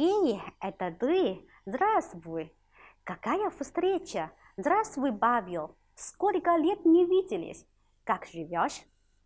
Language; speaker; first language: Russian; non-native, fluent; Chinese